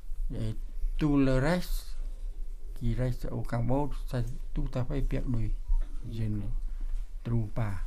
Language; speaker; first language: French; non-native, fluent; Khmer